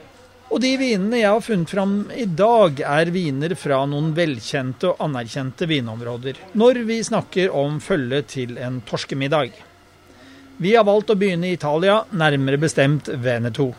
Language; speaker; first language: Norwegian; native; Norwegian